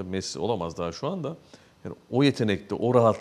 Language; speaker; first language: Turkish; native; Turkish